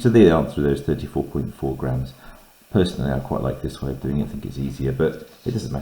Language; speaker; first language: English; native; English